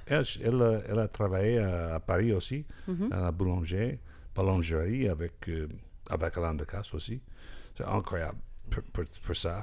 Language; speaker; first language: French; non-native, learner; English